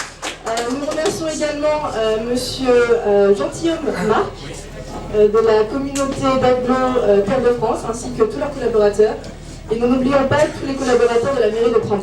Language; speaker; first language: French; native; French